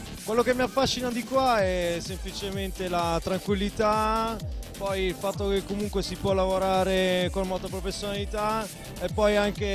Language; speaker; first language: Italian; native; Italian